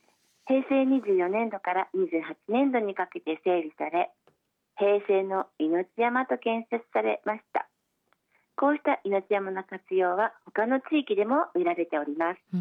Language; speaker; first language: Japanese; native; Japanese